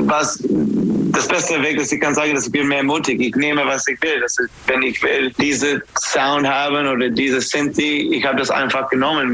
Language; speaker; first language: German; non-native, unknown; English